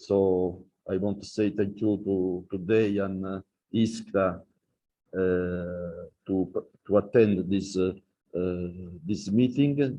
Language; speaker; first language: English; non-native, learner; Italian